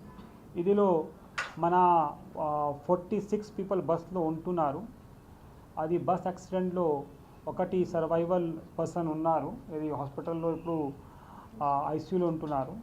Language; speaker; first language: Telugu; non-native, local second language; Hindi